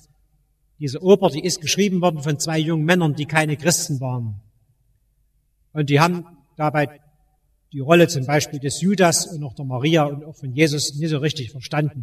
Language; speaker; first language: German; native; German